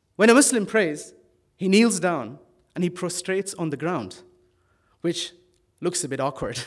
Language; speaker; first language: English; early bilingual, other home language; Dutch